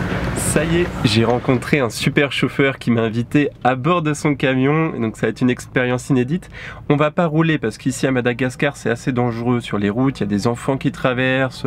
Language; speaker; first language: French; native; French